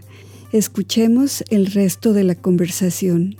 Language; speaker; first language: Spanish; native; Spanish